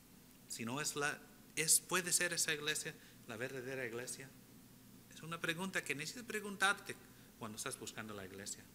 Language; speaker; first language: Spanish; early bilingual, heritage; English